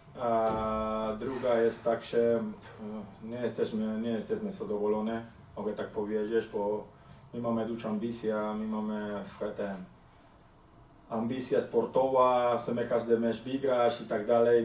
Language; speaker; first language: Polish; non-native, learner; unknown